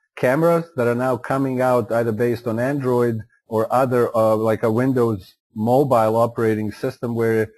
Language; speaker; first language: English; non-native, fluent; Croatian